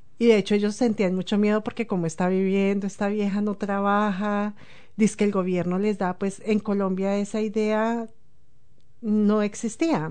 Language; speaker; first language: Spanish; native; Spanish